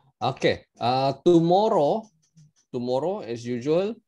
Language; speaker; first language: English; non-native, local second language; Malay